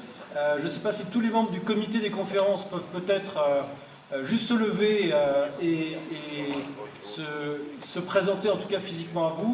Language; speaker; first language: French; native; French